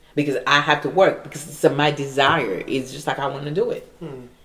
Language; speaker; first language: English; non-native, fluent; Haitian Creole